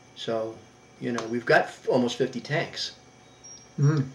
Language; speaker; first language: English; native; English